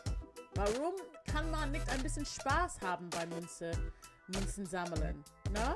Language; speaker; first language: German; non-native, learner; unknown